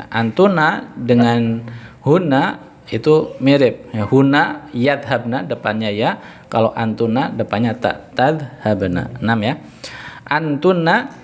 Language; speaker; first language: Indonesian; native; Indonesian